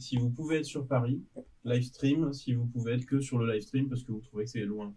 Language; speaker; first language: French; native; French